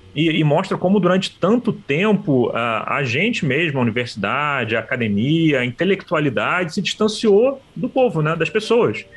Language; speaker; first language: Portuguese; native; Portuguese